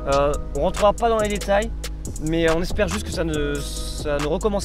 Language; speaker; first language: French; native; French